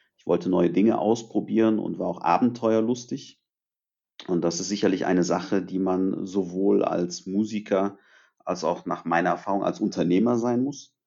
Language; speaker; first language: German; early bilingual, other home language; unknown